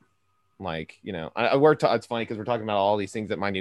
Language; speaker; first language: English; native; English